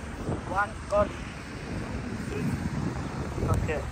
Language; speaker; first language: English; non-native, learner; Arabic